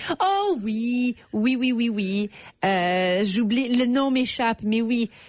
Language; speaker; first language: French; native; French